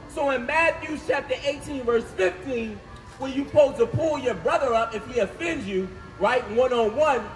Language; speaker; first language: English; native; English